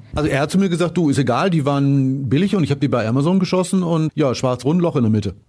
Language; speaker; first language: German; native; German